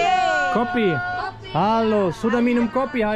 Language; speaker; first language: Indonesian; non-native, learner; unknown